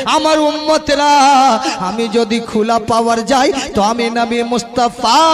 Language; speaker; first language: Bangla; non-native, local second language; Urdu